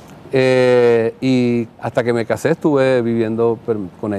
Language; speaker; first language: Spanish; native; Spanish